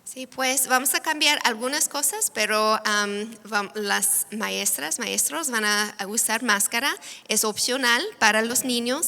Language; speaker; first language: Spanish; non-native, fluent; English